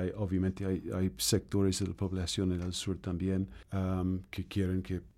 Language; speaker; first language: Spanish; non-native, fluent; English